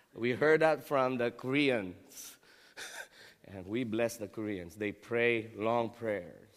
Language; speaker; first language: English; non-native, local second language; Filipino